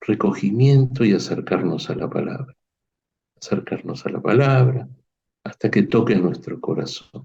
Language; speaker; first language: Spanish; native; Spanish